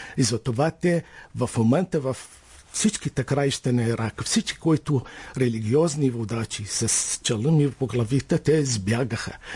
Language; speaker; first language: Bulgarian; non-native, fluent; Arabic